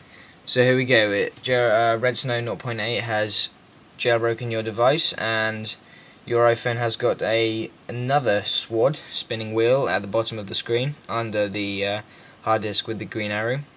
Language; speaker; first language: English; native; English